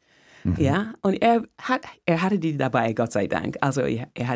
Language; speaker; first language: German; non-native, fluent; English